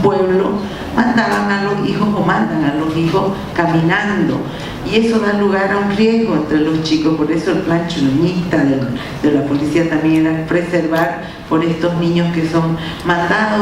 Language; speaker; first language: Spanish; native; Spanish